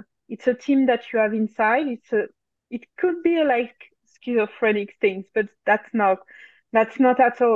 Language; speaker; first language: English; non-native, fluent; French